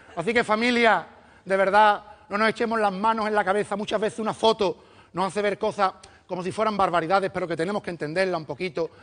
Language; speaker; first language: Spanish; native; Spanish